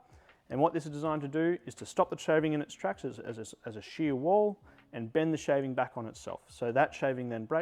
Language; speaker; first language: English; native; English